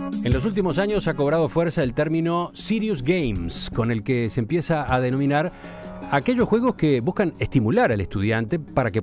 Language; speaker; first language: Spanish; native; Spanish